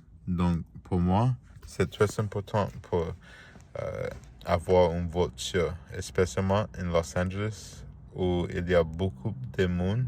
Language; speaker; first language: French; non-native, learner; Spanish